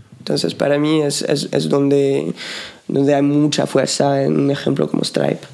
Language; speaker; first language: Spanish; non-native, fluent; French